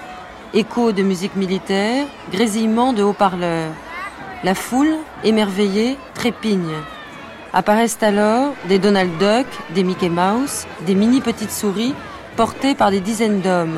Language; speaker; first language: French; native; French